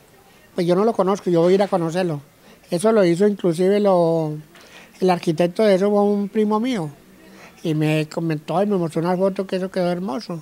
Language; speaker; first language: Spanish; native; Spanish